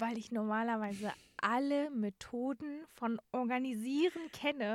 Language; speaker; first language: German; native; German